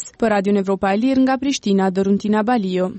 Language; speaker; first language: Albanian; native; Albanian